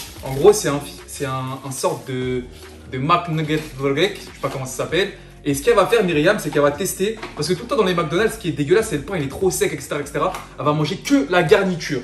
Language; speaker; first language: French; native; French